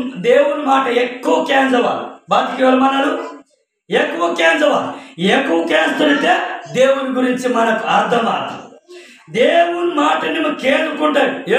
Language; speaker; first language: Telugu; non-native, local second language; Koya